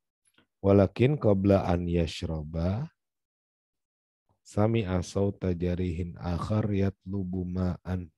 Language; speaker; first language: Arabic; non-native, fluent; Indonesian